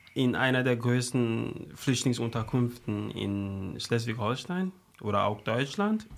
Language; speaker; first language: German; non-native, fluent; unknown